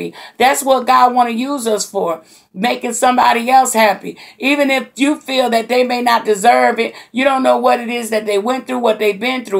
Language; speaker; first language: English; native; English